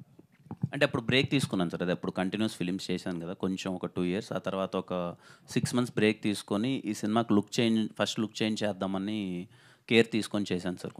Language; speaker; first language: Telugu; native; Telugu